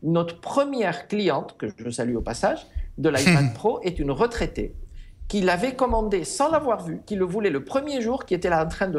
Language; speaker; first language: French; non-native, fluent; Spanish